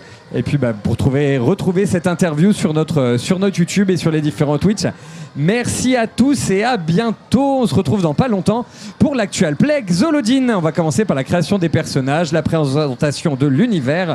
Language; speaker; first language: French; native; French